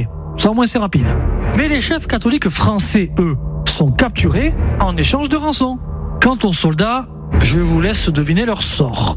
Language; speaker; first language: French; native; French